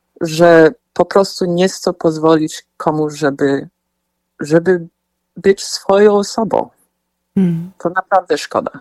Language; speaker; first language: Polish; early bilingual, heritage; Polish